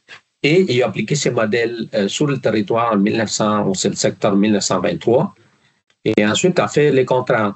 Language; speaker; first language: French; non-native, fluent; Spanish